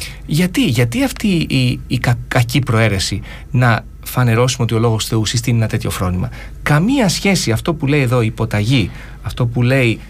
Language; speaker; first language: Greek; native; Greek